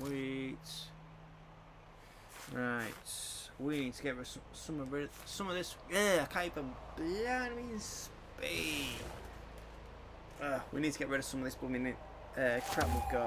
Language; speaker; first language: English; native; English